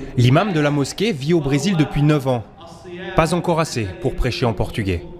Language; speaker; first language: French; native; French